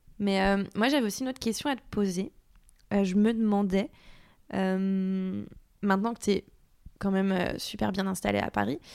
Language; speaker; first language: French; native; French